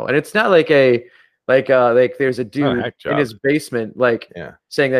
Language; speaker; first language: English; native; English